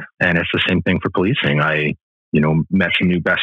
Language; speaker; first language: English; native; English